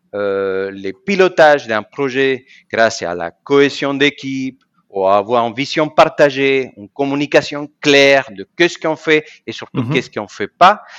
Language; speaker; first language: French; non-native, fluent; Spanish